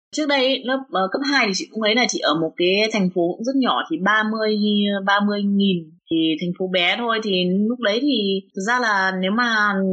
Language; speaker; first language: Vietnamese; early bilingual, other home language; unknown